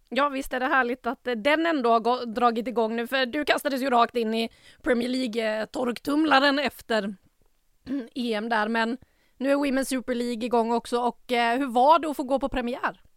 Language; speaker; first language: Swedish; native; Swedish